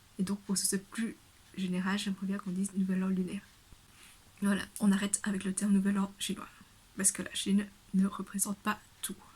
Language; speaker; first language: French; early bilingual, other home language; Vietnamese